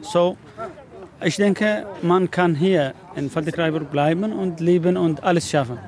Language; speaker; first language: German; non-native, learner; Arabic